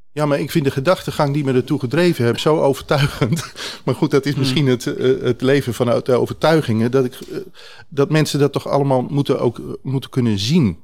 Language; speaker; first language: Dutch; native; Dutch